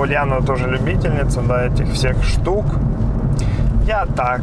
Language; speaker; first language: Russian; native; Russian